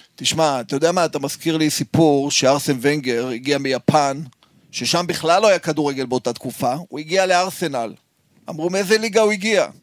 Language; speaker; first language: Hebrew; native; Hebrew